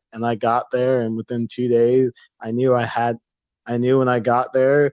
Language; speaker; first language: English; native; English